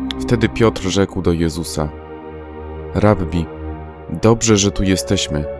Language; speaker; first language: Polish; native; Polish